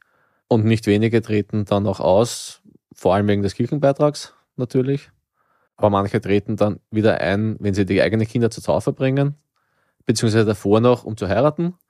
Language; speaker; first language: German; native; German